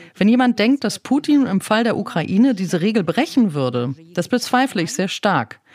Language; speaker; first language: German; non-native, fluent; Ukrainian